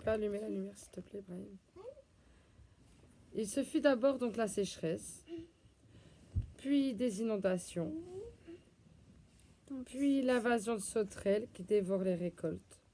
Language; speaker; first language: French; native; French